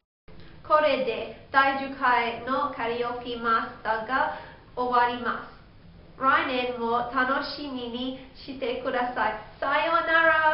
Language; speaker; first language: Japanese; non-native, learner; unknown